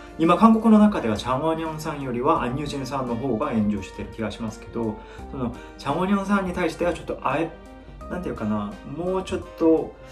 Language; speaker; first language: Japanese; non-native, fluent; Korean